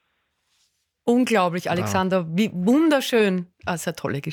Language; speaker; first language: German; native; German